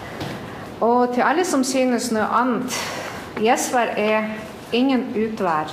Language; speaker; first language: Norwegian; non-native, fluent; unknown